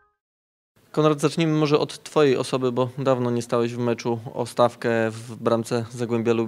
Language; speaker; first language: Polish; native; Polish